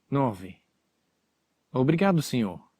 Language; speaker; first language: Portuguese; non-native, fluent; English